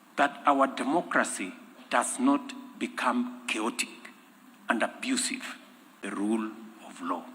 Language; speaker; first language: English; non-native, local second language; Kalenjin